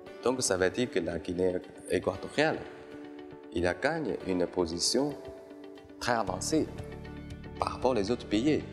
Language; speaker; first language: French; non-native, fluent; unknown